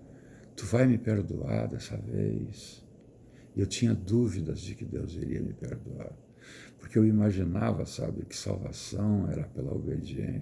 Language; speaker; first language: Portuguese; native; Portuguese